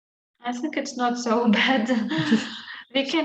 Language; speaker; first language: English; non-native, learner; Russian